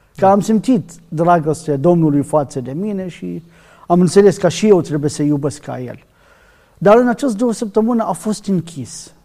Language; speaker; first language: Romanian; non-native, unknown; Arabic